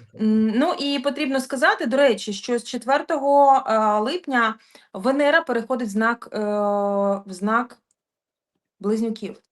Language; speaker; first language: Ukrainian; native; Ukrainian